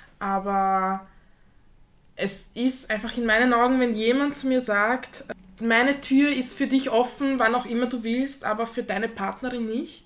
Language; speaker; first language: German; early bilingual, other home language; Slovak